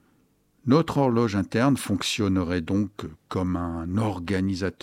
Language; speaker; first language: French; native; French